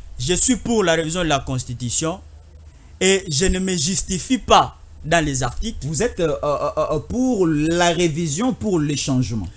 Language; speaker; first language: French; non-native, local second language; Lingala